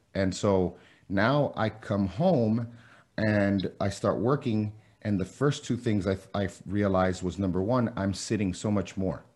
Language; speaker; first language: English; early bilingual, other home language; Spanish